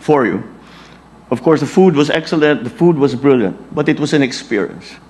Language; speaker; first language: English; non-native, local second language; Filipino